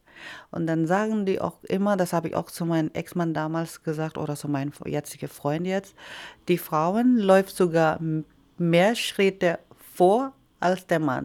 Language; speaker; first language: German; non-native, fluent; Iloko